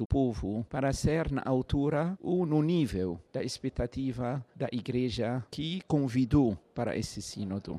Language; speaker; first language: Portuguese; non-native, fluent; Arabic